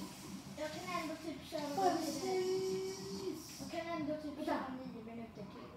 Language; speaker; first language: Swedish; native; Swedish